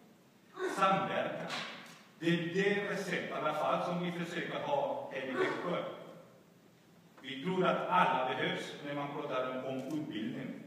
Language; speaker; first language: Swedish; non-native, fluent; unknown